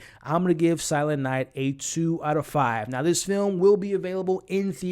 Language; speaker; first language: English; native; English